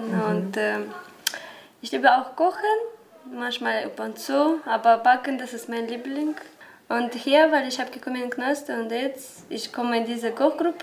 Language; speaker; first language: German; non-native, learner; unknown